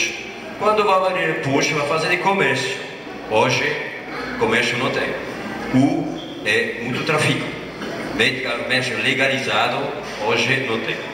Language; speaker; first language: Portuguese; non-native, learner; French